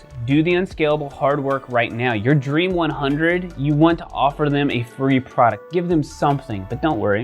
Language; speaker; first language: English; native; English